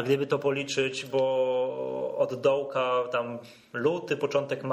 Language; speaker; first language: Polish; native; Polish